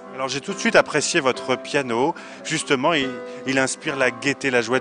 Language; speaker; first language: French; native; French